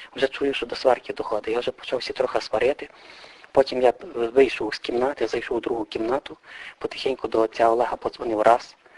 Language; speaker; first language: Ukrainian; native; Ukrainian